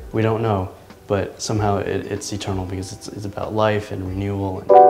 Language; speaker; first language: English; native; English